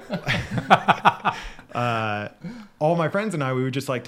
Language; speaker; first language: English; native; English